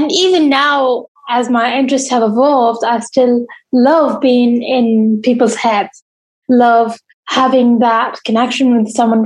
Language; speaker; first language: English; non-native, fluent; Arabic